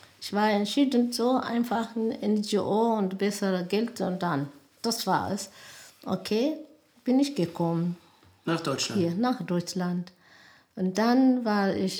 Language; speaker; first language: German; non-native, learner; Amharic